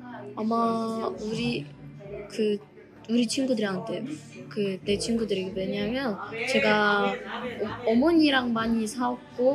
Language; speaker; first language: Korean; early bilingual, other home language; Russian